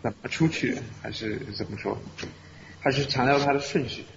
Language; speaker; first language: Chinese; native; Chinese